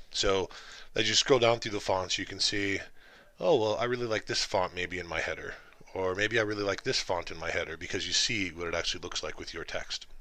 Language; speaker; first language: English; native; English